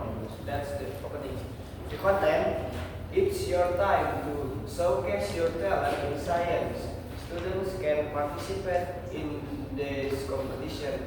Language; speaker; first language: English; non-native, learner; Indonesian